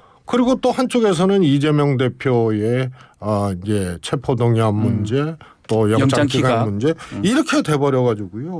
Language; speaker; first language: Korean; native; Korean